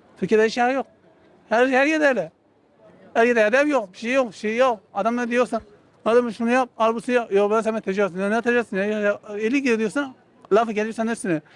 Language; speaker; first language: Turkish; non-native, local second language; Kurdish